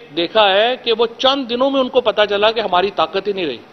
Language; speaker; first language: Urdu; native; Urdu